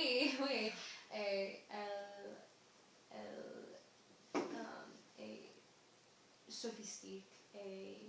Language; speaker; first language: French; non-native, learner; English